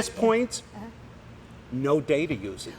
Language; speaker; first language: English; native; English